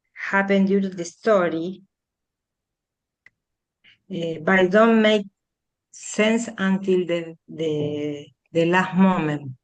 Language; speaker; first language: English; non-native, learner; Spanish